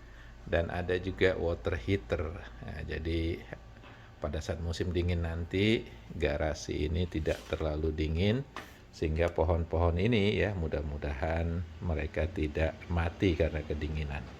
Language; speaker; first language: Indonesian; native; Indonesian